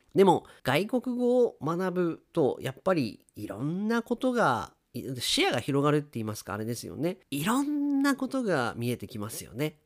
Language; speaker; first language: Japanese; native; Japanese